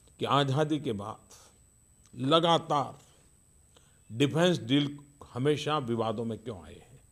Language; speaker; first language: Hindi; non-native, local second language; Gujarati